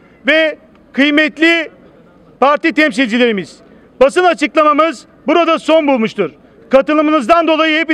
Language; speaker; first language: Turkish; native; Turkish